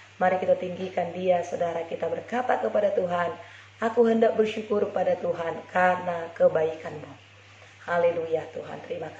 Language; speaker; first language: Indonesian; native; Indonesian